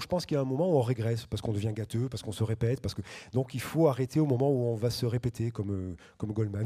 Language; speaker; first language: French; native; French